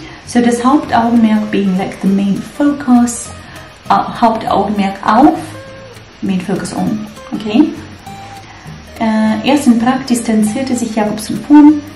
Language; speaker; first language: German; non-native, fluent; Russian